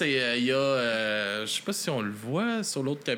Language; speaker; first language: French; native; French